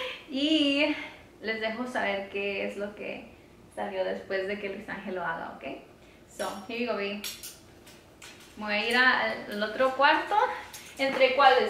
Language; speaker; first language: Spanish; early bilingual, heritage; Spanish